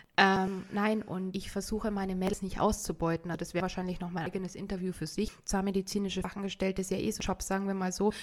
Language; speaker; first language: German; native; German